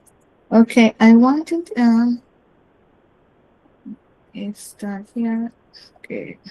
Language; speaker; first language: English; non-native, learner; Spanish